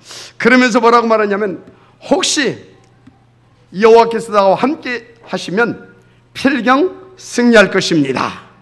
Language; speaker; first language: Korean; native; Korean